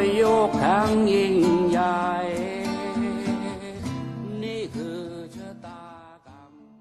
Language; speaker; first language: Thai; native; Thai